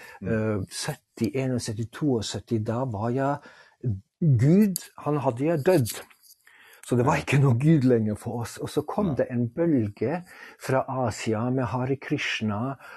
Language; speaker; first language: Norwegian; non-native, fluent; German